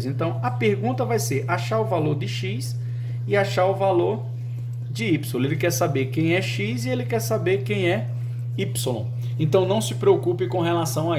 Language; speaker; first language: Portuguese; native; Portuguese